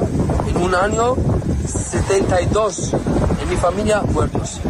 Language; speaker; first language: Spanish; non-native, learner; Arabic